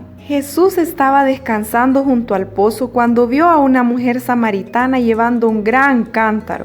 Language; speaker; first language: Spanish; native; Spanish